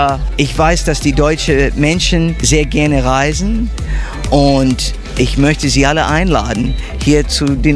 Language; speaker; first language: German; early bilingual, heritage; English